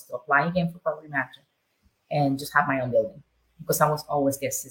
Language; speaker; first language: English; non-native, fluent; Spanish